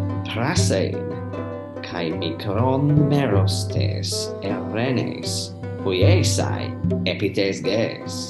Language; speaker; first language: Greek; non-native, learner; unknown